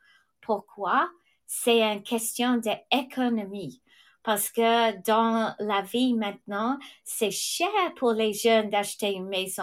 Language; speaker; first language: French; non-native, fluent; English